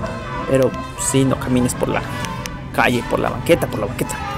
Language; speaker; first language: Spanish; native; Spanish